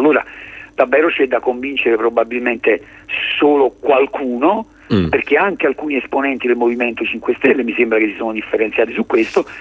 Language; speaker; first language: Italian; native; Italian